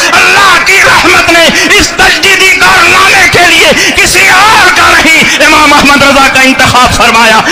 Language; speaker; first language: Urdu; native; Urdu